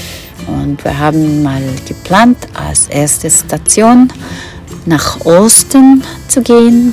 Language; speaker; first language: German; non-native, fluent; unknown